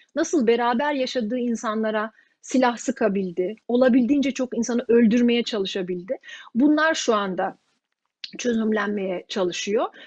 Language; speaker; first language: Turkish; native; Turkish